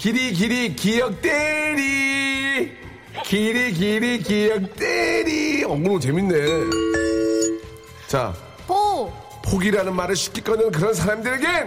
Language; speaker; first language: Korean; native; Korean